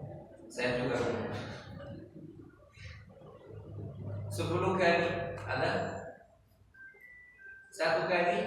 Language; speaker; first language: Indonesian; non-native, learner; Arabic